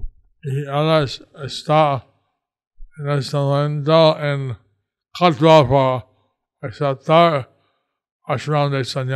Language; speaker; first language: Spanish; non-native, learner; English